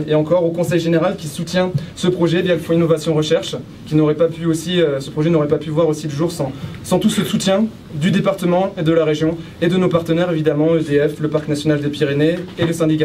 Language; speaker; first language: French; native; French